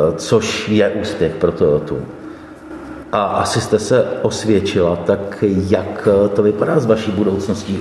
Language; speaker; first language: Czech; native; Czech